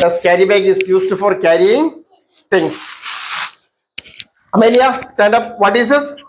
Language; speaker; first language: English; non-native, local second language; Malayalam